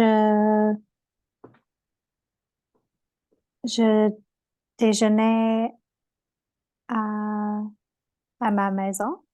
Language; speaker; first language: French; non-native, learner; English